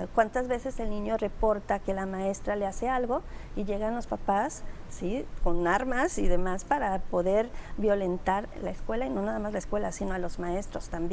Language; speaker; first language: Spanish; native; Spanish